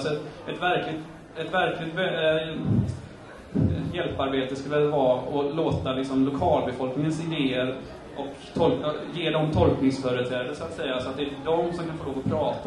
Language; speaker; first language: Swedish; native; Swedish